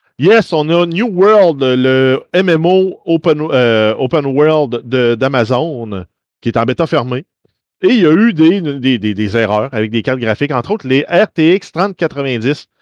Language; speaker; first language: French; native; French